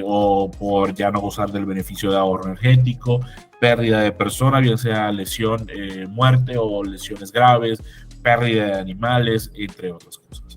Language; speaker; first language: Spanish; native; Spanish